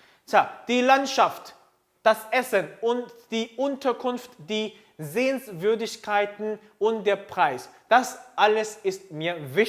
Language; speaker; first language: German; non-native, fluent; Korean